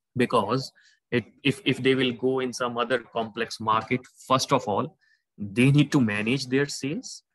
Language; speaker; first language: English; non-native, local second language; Hindi